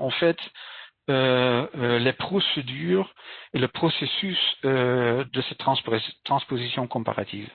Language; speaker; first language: French; non-native, fluent; Dutch